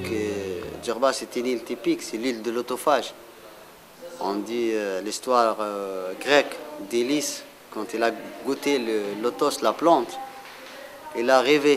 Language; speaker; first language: French; non-native, local second language; Arabic